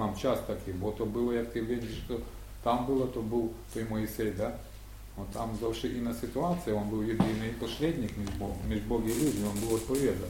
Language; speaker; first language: Polish; non-native, learner; Ukrainian